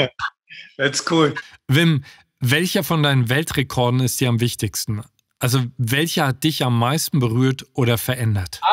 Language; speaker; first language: German; native; German